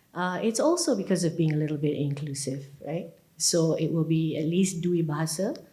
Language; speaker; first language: English; non-native, local second language; Malay